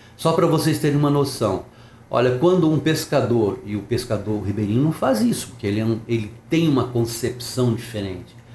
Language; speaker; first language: Portuguese; native; Portuguese